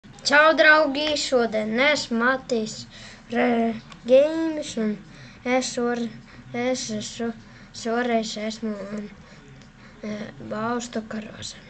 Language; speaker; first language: Latvian; non-native, local second language; Russian